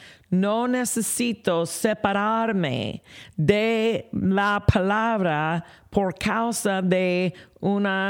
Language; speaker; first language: Spanish; non-native, fluent; English